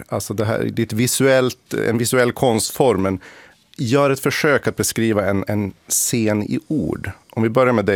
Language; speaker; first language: Swedish; native; Swedish